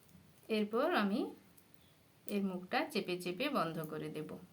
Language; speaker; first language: Bangla; native; Bangla